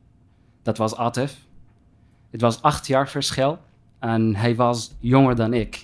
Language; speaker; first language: Dutch; non-native, fluent; Arabic